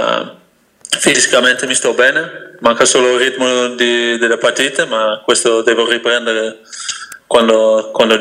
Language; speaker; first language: Italian; non-native, fluent; Dutch